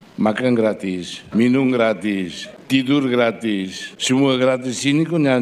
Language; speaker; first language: Indonesian; non-native, fluent; Portuguese